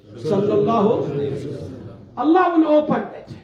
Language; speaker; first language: English; non-native, local second language; Urdu